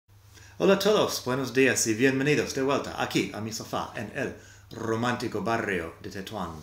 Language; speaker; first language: Spanish; non-native, fluent; English